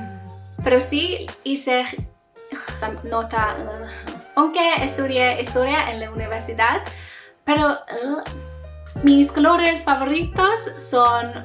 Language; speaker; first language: Spanish; non-native, learner; English